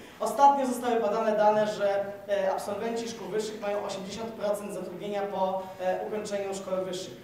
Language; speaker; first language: Polish; native; Polish